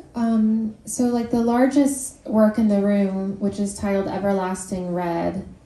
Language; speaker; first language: English; native; English